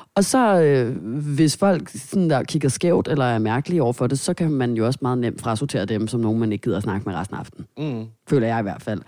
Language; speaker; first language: Danish; native; Danish